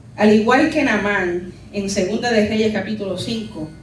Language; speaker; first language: Spanish; early bilingual, heritage; Spanish